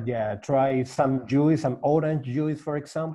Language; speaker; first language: English; non-native, learner; Spanish